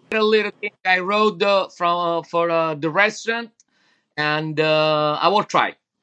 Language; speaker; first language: English; non-native, fluent; Italian